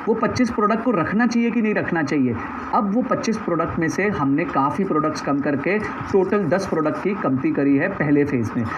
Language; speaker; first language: Hindi; native; Hindi